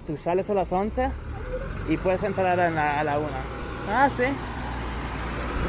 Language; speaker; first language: Spanish; non-native, learner; English